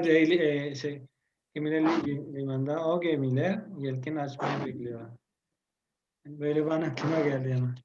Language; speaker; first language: Turkish; non-native, learner; Spanish